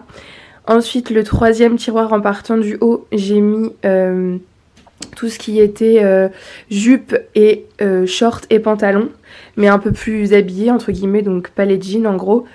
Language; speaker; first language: French; native; French